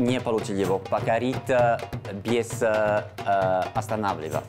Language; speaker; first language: Russian; non-native, learner; Italian